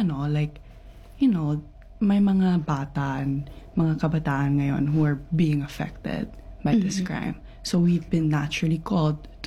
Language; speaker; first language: English; non-native, local second language; Filipino